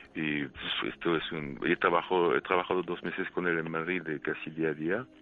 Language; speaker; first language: Spanish; non-native, fluent; French